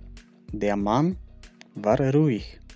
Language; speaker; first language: German; non-native, fluent; Macedonian